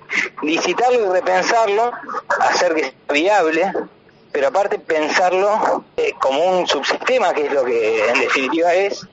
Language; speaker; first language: Spanish; native; Spanish